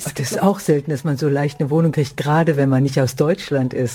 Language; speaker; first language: German; native; German